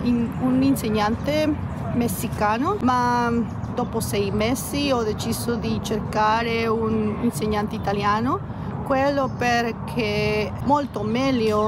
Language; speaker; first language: Italian; non-native, learner; Spanish